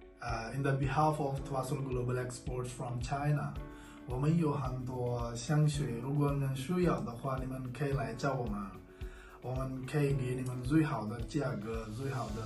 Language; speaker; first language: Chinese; non-native, learner; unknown